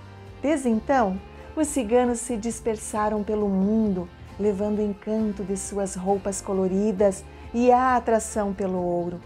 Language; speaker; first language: Portuguese; native; Portuguese